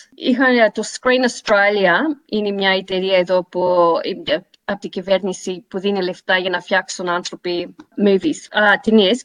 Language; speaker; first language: Greek; early bilingual, heritage; Greek